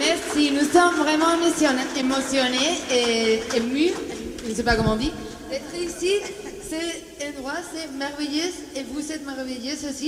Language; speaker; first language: French; non-native, learner; Spanish